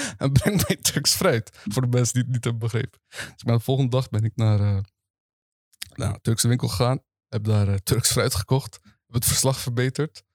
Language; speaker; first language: Dutch; early bilingual, other home language; Turkish